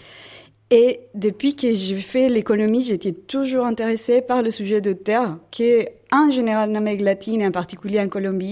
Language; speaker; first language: French; non-native, fluent; Spanish